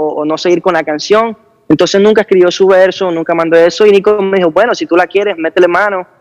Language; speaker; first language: Spanish; native; Spanish